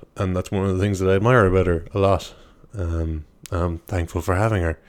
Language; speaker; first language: English; native; English